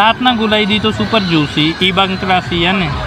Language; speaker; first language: Filipino; non-native, learner; Punjabi